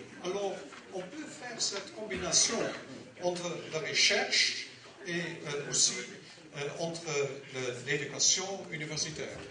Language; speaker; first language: French; non-native, learner; Dutch